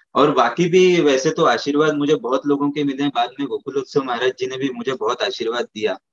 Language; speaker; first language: Hindi; native; Hindi